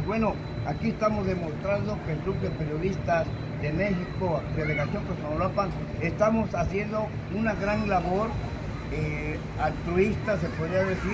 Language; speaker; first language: Spanish; native; Spanish